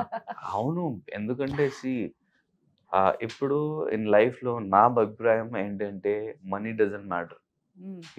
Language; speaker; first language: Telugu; non-native, local second language; Hindi